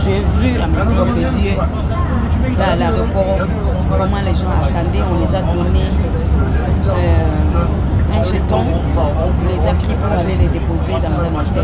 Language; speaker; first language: French; non-native, local second language; Lingala